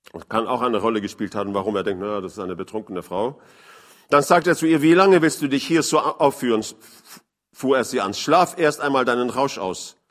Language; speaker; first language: German; non-native, fluent; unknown